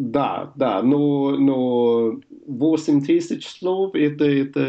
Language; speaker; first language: Russian; non-native, learner; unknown